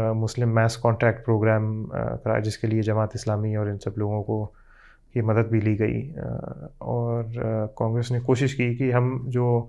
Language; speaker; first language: Hindi; native; Hindi